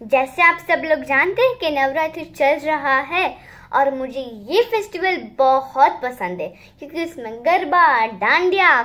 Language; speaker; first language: Hindi; non-native, local second language; Gujarati